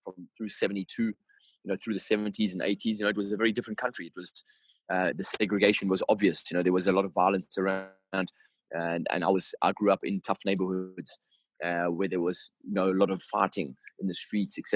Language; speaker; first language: English; native; English